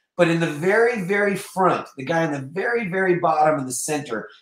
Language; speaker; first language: English; native; English